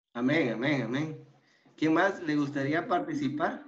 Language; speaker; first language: Spanish; native; Spanish